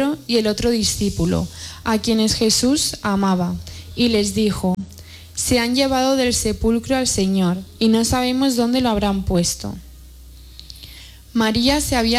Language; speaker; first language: Spanish; native; Spanish